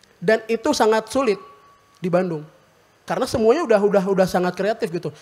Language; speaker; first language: Indonesian; native; Indonesian